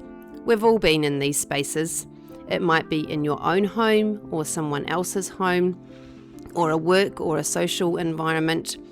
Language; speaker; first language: English; native; English